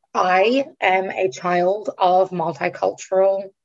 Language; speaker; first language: English; native; English